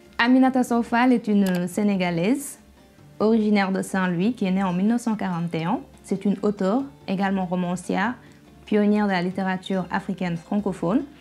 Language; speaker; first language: French; non-native, local second language; Fula